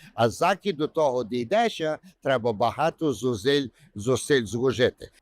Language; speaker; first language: Ukrainian; early bilingual, heritage; Ukrainian